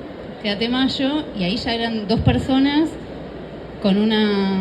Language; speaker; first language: Spanish; native; Spanish